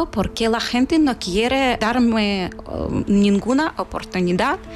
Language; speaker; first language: Spanish; non-native, learner; Ukrainian